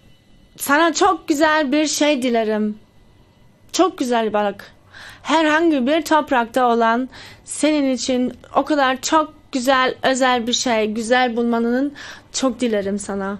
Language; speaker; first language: Turkish; early bilingual, heritage; Turkish